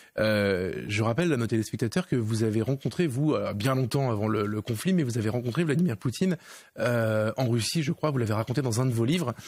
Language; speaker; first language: French; native; French